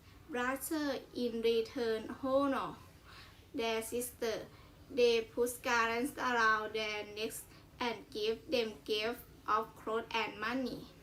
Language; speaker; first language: English; non-native, learner; Thai